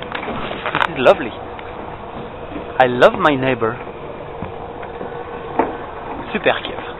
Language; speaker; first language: English; non-native, fluent; French